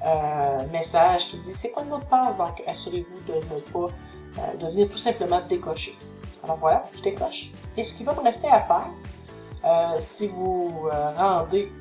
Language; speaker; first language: French; native; French